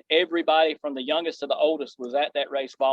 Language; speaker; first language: English; native; English